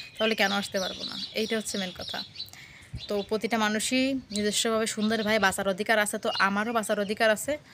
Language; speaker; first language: Bangla; native; Bangla